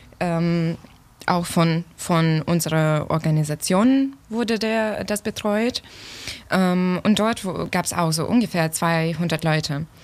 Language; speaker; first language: German; non-native, fluent; Ukrainian